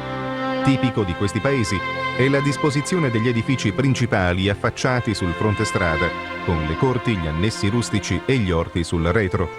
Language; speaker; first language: Italian; native; Italian